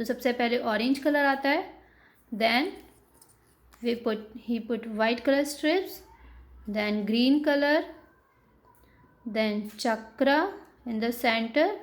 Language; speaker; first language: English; non-native, local second language; Hindi